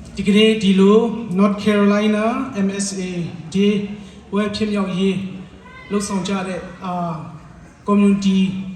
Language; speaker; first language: Burmese; non-native, local second language; Hakha Chin